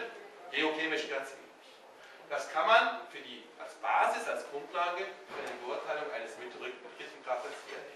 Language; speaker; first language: German; native; German